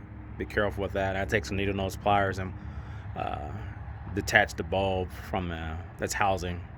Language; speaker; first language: English; native; English